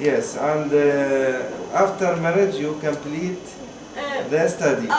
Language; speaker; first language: English; non-native, learner; Arabic